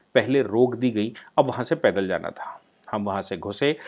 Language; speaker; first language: Hindi; native; Hindi